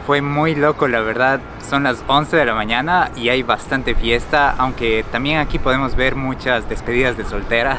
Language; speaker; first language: Spanish; native; Spanish